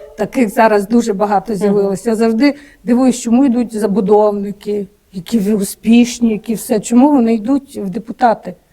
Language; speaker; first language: Ukrainian; native; Ukrainian